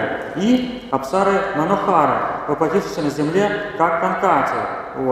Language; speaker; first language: Russian; native; Russian